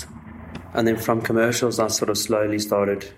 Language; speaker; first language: English; native; English